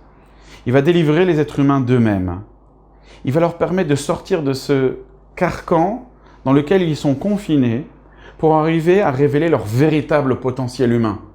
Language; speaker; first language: French; native; French